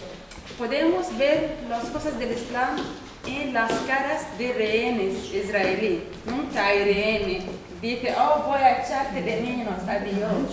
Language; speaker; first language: Spanish; non-native, learner; Arabic